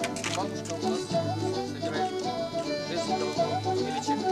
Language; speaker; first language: Russian; non-native, local second language; Kyrgyz